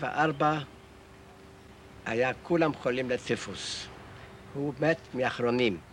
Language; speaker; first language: Hebrew; non-native, learner; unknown